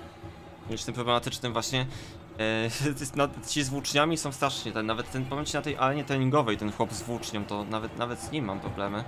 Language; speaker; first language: Polish; native; Polish